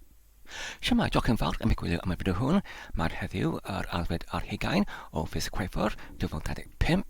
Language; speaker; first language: Welsh; non-native, learner; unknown